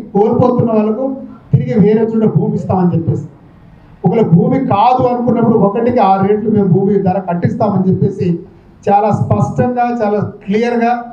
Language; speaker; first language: Telugu; native; Telugu